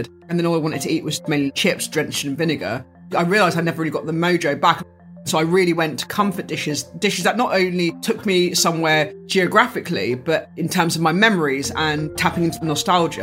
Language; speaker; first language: English; native; English